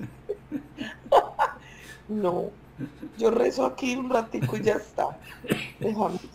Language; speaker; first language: Spanish; native; Spanish